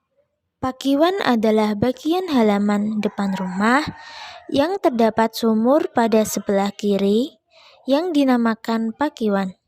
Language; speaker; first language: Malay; non-native, local second language; Javanese